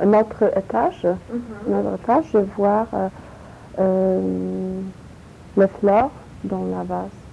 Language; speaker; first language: French; non-native, learner; Polish